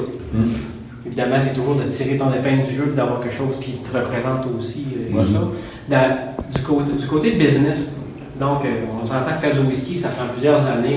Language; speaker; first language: French; native; French